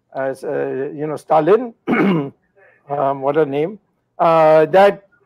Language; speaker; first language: English; non-native, local second language; Tamil